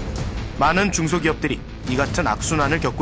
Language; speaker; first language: Korean; native; Korean